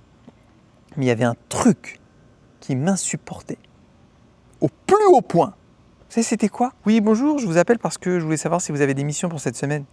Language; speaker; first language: French; native; French